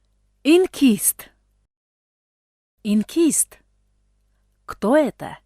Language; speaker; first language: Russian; non-native, fluent; Tajik